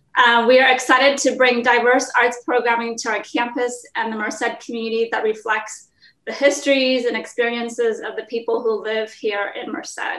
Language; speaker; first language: English; early bilingual, other home language; Hmong